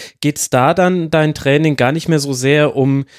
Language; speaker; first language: German; native; German